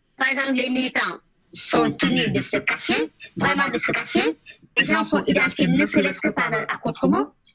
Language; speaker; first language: French; non-native, local second language; Wolof